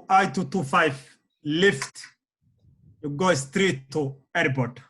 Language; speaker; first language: English; non-native, learner; Somali